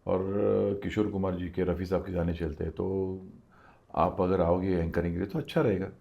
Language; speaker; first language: Hindi; non-native, local second language; Marathi